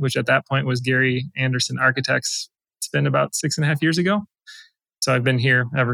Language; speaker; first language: English; native; English